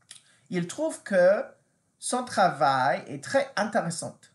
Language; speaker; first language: French; non-native, fluent; English